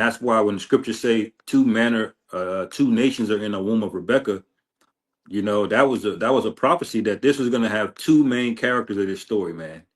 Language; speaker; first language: English; native; English